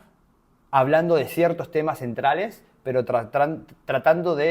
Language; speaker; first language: Spanish; native; Spanish